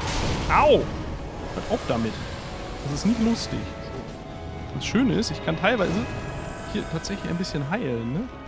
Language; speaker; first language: German; native; German